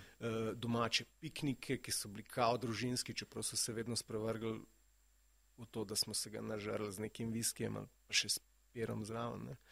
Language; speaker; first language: Slovenian; native; Slovenian